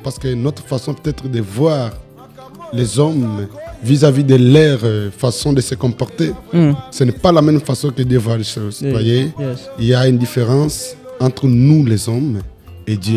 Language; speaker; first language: French; non-native, local second language; Lingala